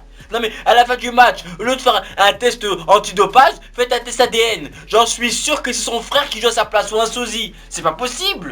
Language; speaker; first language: French; native; French